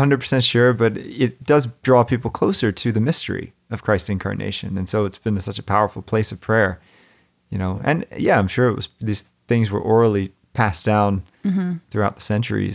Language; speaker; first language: English; native; English